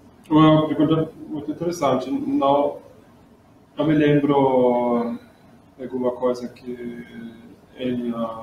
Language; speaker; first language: Portuguese; non-native, learner; German